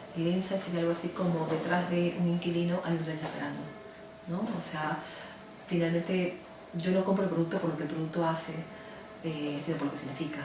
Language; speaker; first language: Spanish; native; Spanish